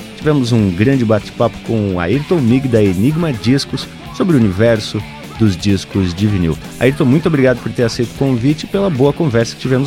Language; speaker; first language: Portuguese; native; Portuguese